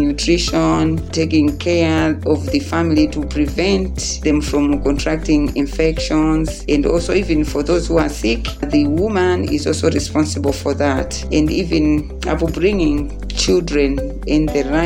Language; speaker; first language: English; non-native, local second language; Nyanja